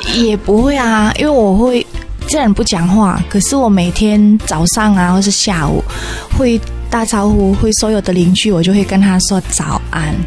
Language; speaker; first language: Chinese; non-native, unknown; Indonesian